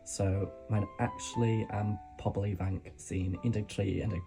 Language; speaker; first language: Welsh; non-native, local second language; English